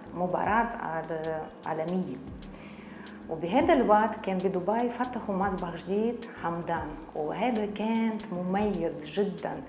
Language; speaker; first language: Arabic; non-native, fluent; Russian